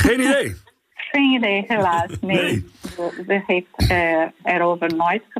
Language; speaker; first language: Dutch; non-native, fluent; Portuguese